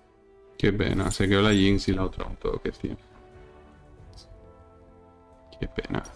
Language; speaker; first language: Spanish; native; Spanish